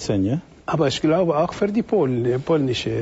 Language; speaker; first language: German; non-native, fluent; Arabic